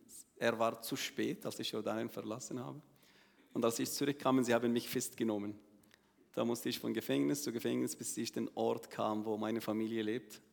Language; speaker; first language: German; non-native, learner; Arabic